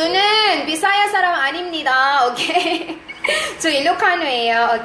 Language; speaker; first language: Korean; non-native, fluent; Iloko